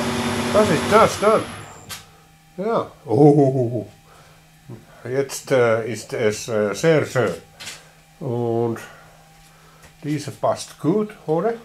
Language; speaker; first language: German; non-native, learner; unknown